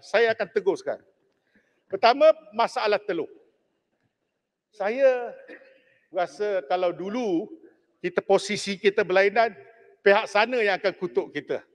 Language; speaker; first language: Malay; non-native, local second language; Chinese